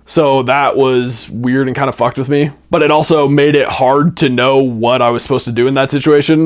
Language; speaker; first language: English; native; English